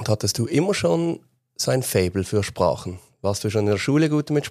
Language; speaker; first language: German; native; German